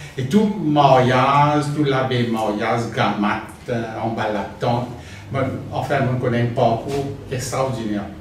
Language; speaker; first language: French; non-native, local second language; Morisyen